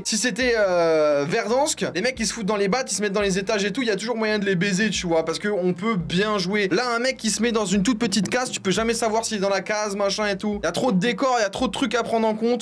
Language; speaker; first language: French; native; French